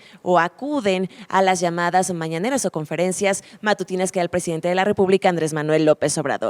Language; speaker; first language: Spanish; native; Spanish